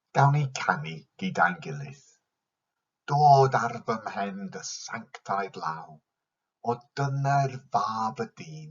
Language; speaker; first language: Welsh; non-native, local second language; English